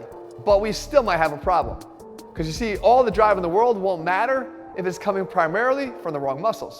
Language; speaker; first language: English; native; English